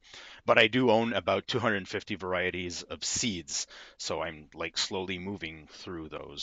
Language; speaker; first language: English; native; English